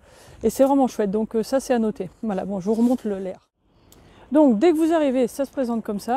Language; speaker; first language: French; native; French